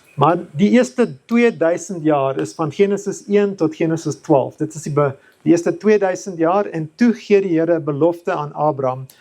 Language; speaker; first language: Afrikaans; non-native, local second language; English